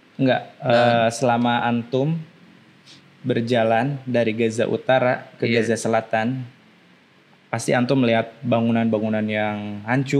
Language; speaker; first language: Indonesian; non-native, local second language; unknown